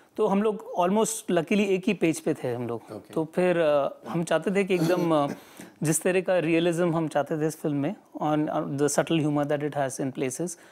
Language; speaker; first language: Hindi; native; Hindi